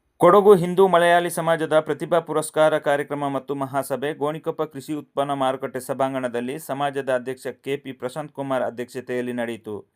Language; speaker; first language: Kannada; non-native, local second language; Kodava